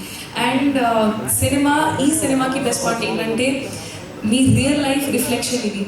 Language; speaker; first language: Telugu; non-native, local second language; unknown